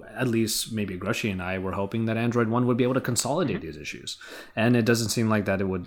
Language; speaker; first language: English; early bilingual, other home language; Filipino